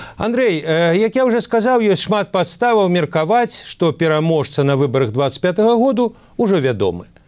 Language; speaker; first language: Belarusian; non-native, local second language; Russian